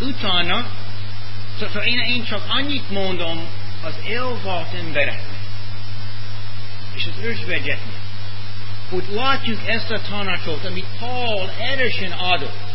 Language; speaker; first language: Hungarian; non-native, fluent; English